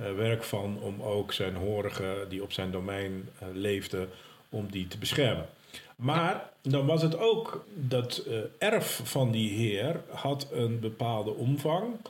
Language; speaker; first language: Dutch; native; Dutch